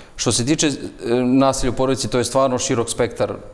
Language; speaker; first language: Serbian; native; Serbian